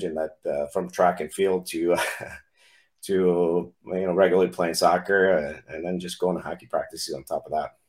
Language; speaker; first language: English; non-native, fluent; Czech